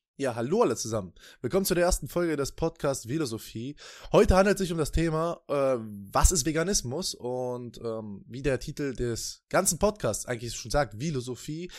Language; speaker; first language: German; native; German